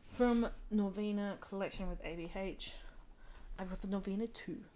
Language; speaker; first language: English; native; English